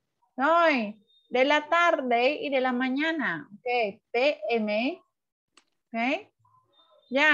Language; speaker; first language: Spanish; non-native, fluent; Vietnamese